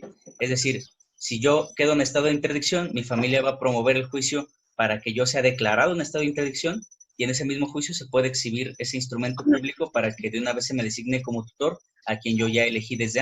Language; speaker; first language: Spanish; native; Spanish